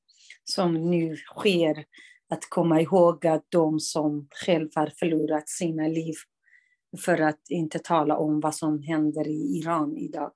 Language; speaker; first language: Swedish; non-native, fluent; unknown